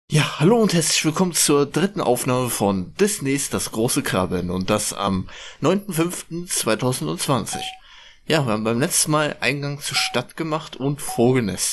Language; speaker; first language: German; native; German